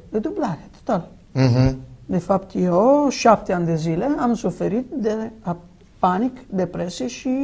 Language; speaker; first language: Romanian; early bilingual, heritage; Romanian